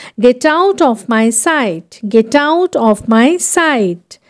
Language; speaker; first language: English; non-native, local second language; Bangla